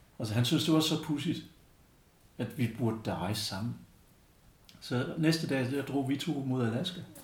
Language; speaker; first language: Danish; early bilingual, other home language; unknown